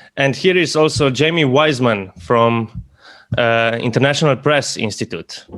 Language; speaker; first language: English; non-native, fluent; Slovenian